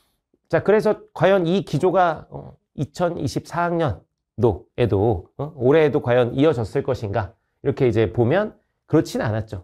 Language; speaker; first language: Korean; native; Korean